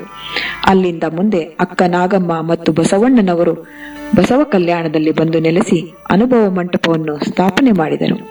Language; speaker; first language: Kannada; native; Kannada